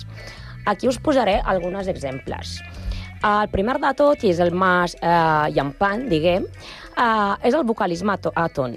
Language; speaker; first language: Catalan; non-native, learner; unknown